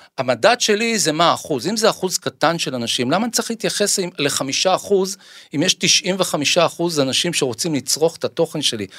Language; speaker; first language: Hebrew; native; Hebrew